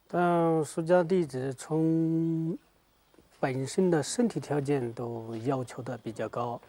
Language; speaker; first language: Chinese; native; Chinese